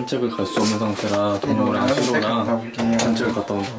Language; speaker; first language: Korean; native; Korean